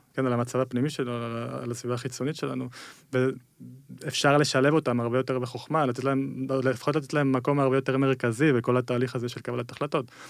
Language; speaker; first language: Hebrew; early bilingual, other home language; Spanish